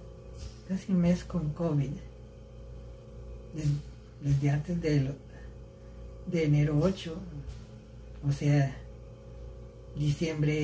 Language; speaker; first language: Spanish; early bilingual, heritage; Spanish